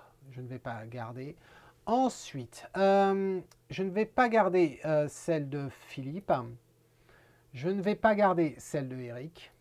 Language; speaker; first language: French; native; French